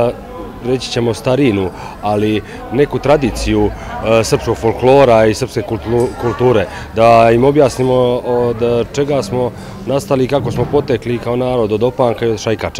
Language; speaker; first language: Serbian; native; Serbian